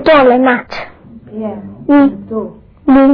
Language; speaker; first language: French; non-native, learner; English